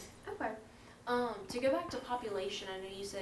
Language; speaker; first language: English; native; English